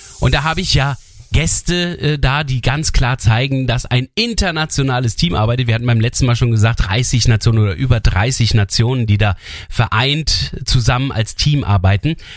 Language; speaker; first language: German; native; German